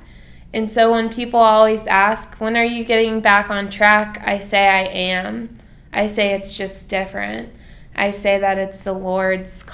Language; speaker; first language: English; native; English